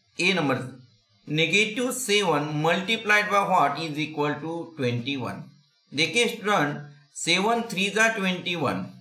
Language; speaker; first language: Hindi; non-native, local second language; Marathi